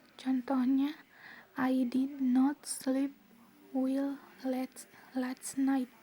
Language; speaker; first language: English; non-native, learner; Indonesian